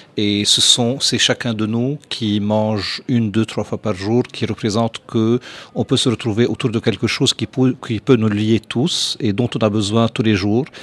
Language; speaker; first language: French; non-native, local second language; Arabic